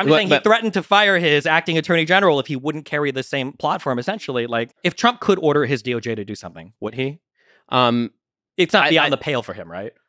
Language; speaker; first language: English; native; English